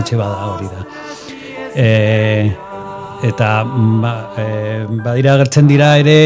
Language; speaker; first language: Basque; non-native, local second language; Spanish